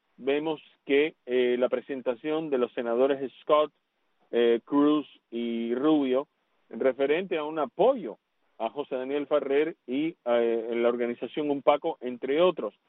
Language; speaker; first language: Spanish; early bilingual, heritage; Spanish